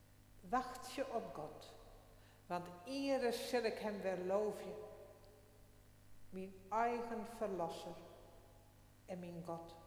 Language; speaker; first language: Dutch; non-native, local second language; Western Frisian